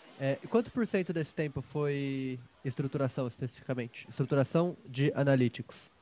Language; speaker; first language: Portuguese; native; Portuguese